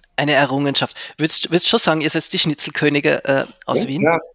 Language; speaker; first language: German; native; German